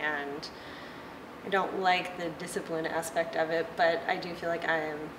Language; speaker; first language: English; native; English